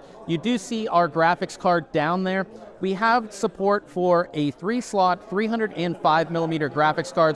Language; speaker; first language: English; native; English